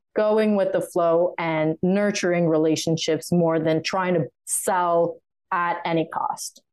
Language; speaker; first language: English; non-native, fluent; French